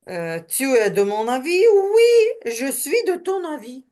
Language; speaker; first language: French; non-native, learner; Ukrainian